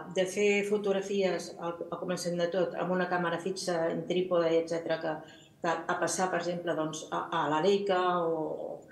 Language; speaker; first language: Catalan; native; Catalan